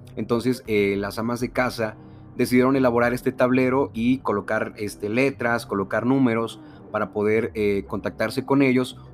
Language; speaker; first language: Spanish; native; Spanish